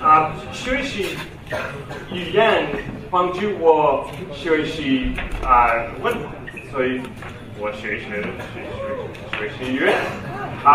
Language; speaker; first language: Chinese; non-native, learner; English